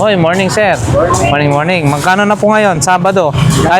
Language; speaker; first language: Filipino; native; Filipino